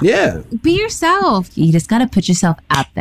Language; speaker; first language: English; native; English